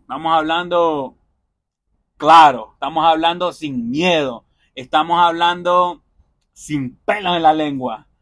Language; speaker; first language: Spanish; early bilingual, heritage; Spanish